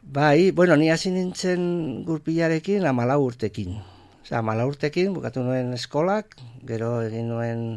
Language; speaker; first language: Basque; non-native, local second language; Spanish